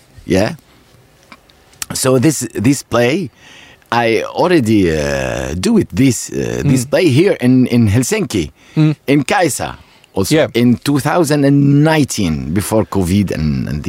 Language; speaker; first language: English; non-native, learner; Arabic